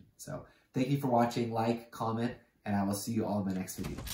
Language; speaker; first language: English; native; English